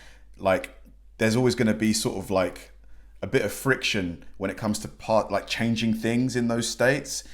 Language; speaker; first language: English; native; English